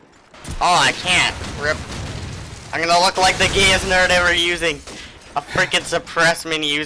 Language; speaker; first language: English; native; English